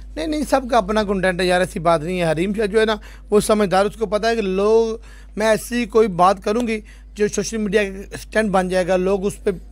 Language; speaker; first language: Urdu; non-native, local second language; Punjabi